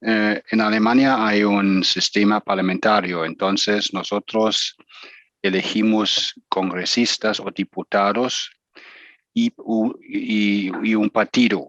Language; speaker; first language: Spanish; non-native, fluent; German